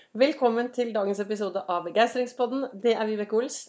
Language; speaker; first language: Norwegian; native; Norwegian